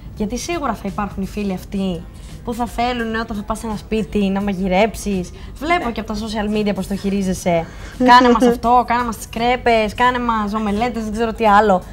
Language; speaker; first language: Greek; native; Greek